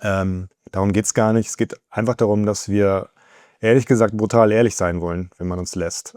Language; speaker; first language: German; native; German